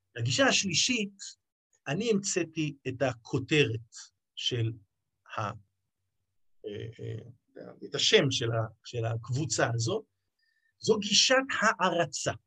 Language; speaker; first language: Hebrew; native; Hebrew